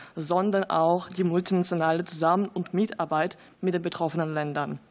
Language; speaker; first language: German; non-native, fluent; Russian